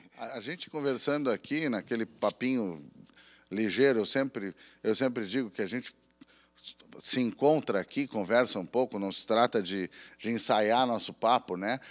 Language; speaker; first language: Portuguese; native; Portuguese